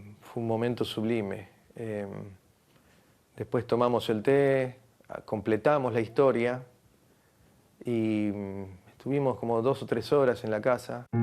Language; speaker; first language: Spanish; native; Spanish